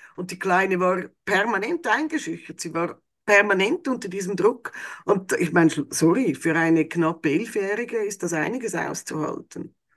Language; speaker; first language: German; native; German